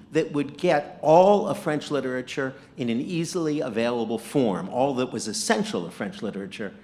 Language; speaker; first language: English; native; English